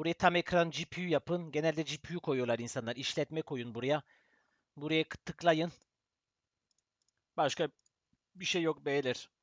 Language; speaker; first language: Turkish; early bilingual, heritage; Turkish